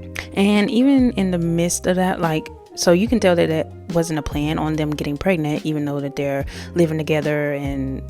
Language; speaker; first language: English; native; English